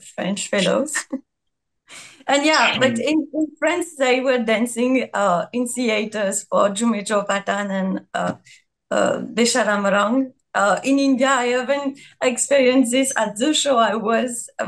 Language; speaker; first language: English; non-native, fluent; French